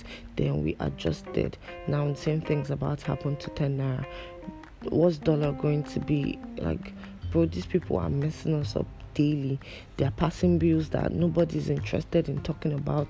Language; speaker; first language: English; non-native, local second language; Igbo